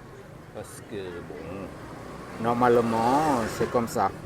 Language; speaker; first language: French; non-native, fluent; Vietnamese